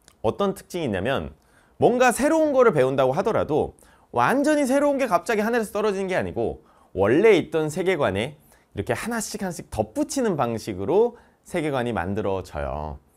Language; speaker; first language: Korean; native; Korean